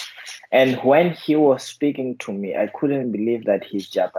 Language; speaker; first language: English; non-native, fluent; Portuguese